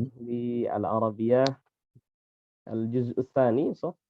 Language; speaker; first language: Arabic; non-native, fluent; Indonesian